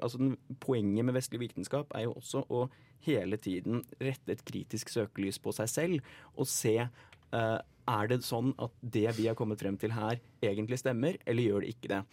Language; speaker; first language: Norwegian; native; Norwegian